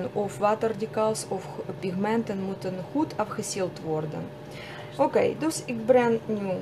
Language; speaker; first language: Dutch; non-native, fluent; Russian